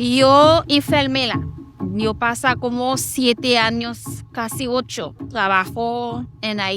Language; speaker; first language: Spanish; non-native, local second language; Haitian Creole